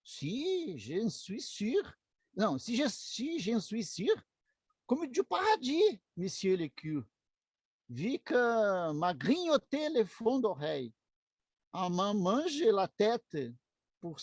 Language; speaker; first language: French; non-native, learner; Portuguese